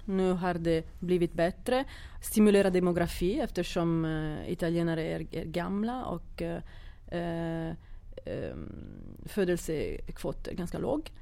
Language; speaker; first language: Swedish; non-native, fluent; Italian